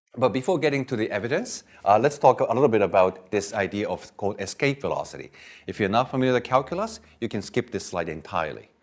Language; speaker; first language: English; non-native, fluent; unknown